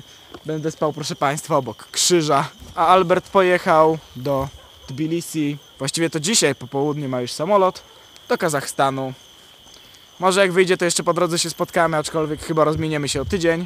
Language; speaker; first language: Polish; native; Polish